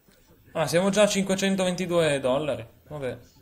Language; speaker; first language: Italian; native; Italian